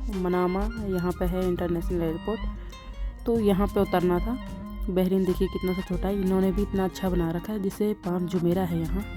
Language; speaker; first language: Hindi; native; Hindi